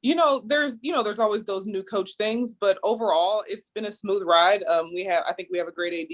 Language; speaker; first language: English; native; English